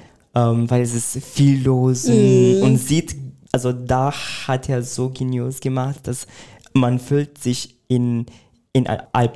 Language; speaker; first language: German; non-native, fluent; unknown